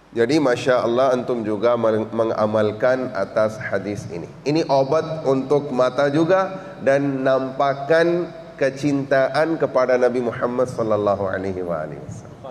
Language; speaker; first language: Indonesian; non-native, learner; Urdu